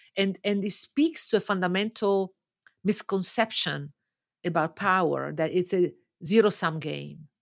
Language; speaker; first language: English; non-native, fluent; Italian